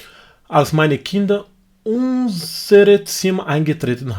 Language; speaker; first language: German; non-native, fluent; Portuguese